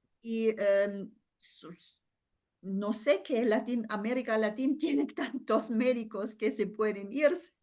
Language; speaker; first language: Spanish; non-native, fluent; German